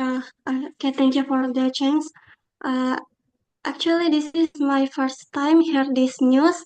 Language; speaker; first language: English; non-native, local second language; Indonesian